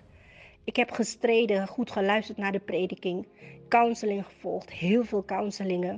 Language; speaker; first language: Dutch; native; Dutch